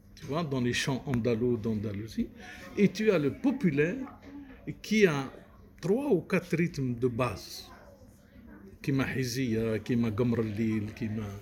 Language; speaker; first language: French; non-native, local second language; Arabic